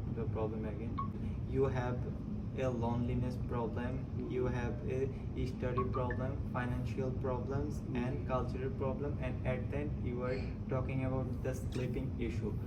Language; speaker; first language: English; non-native, local second language; Bangla